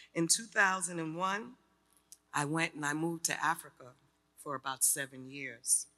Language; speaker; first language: English; native; English